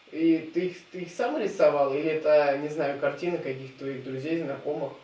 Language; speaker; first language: Russian; native; Russian